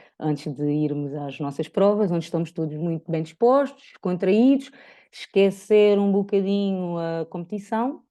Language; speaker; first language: Portuguese; native; Portuguese